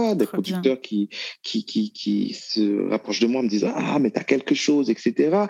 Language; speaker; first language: French; non-native, local second language; Haitian Creole